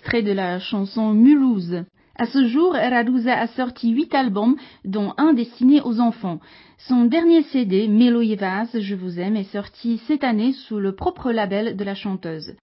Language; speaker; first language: French; native; French